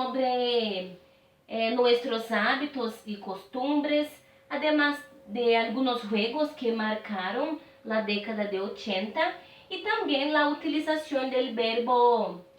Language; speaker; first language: Spanish; non-native, fluent; Portuguese